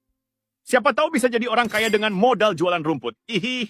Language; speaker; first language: Indonesian; native; Indonesian